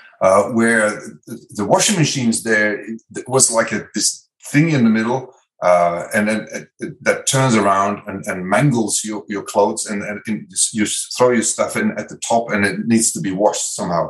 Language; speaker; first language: English; non-native, fluent; Dutch